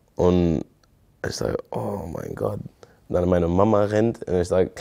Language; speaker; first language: German; non-native, fluent; English